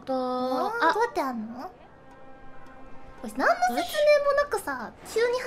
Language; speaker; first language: Japanese; native; Japanese